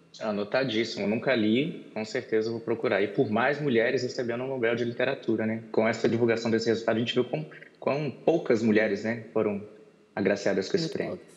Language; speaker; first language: Portuguese; native; Portuguese